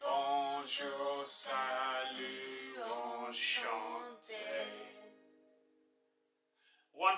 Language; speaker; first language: French; non-native, fluent; English